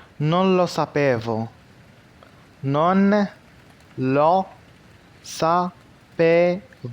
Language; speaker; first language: Italian; non-native, learner; Arabic